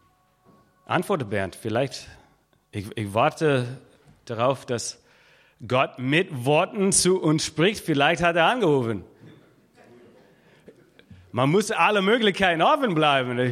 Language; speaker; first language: German; non-native, fluent; English